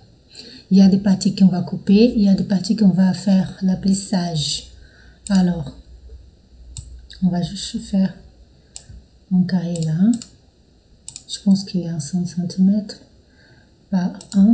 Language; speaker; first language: French; non-native, fluent; Portuguese